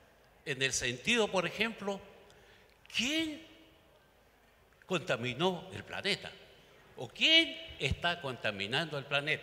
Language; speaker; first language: Spanish; non-native, local second language; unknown